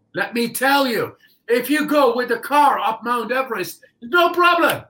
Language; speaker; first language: English; non-native, fluent; Dutch